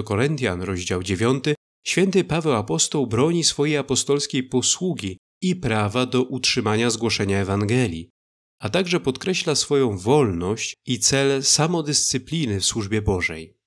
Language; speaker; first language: Polish; native; Polish